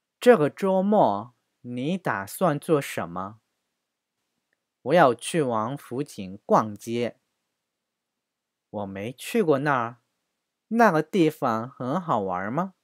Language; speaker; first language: Chinese; non-native, fluent; Korean